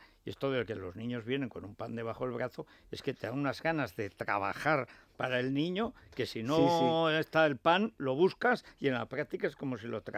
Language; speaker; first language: Spanish; native; Spanish